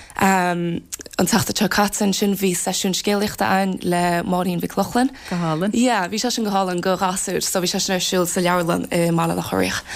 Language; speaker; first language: Irish; native; Irish